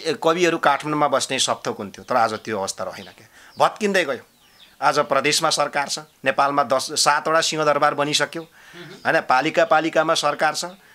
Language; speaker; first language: Nepali; non-native, local second language; Limbu